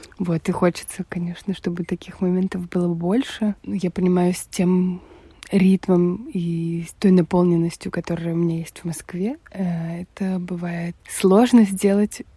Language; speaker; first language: Russian; native; Russian